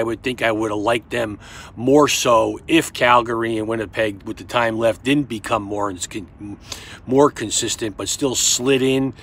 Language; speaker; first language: English; native; English